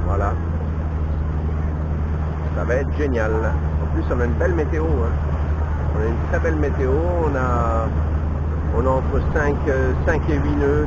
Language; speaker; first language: French; native; French